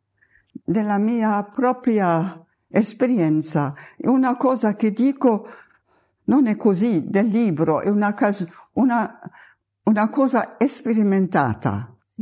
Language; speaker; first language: Italian; non-native, fluent; German